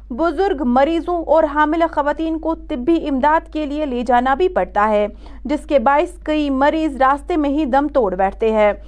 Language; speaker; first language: Urdu; non-native, local second language; Kashmiri